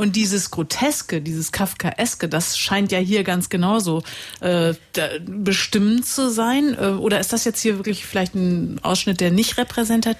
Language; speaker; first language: German; native; German